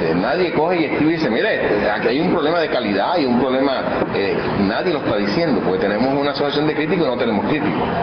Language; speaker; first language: Spanish; native; Spanish